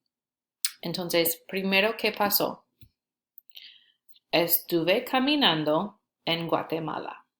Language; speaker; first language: Spanish; non-native, fluent; English